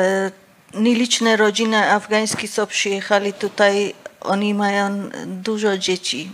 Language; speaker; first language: Polish; non-native, fluent; Persian